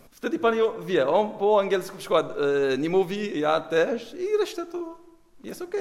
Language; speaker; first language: Polish; non-native, learner; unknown